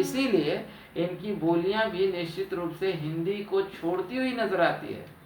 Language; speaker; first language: Hindi; native; Hindi